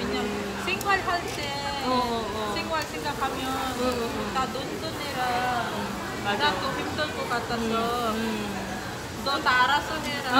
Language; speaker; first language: Korean; non-native, learner; Filipino